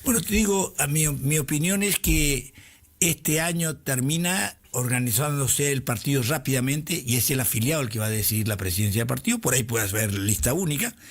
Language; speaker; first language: Spanish; native; Spanish